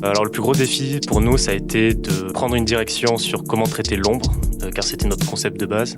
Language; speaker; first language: French; native; French